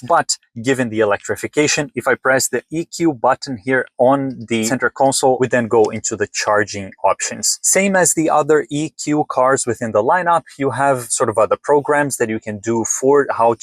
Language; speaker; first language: English; native; English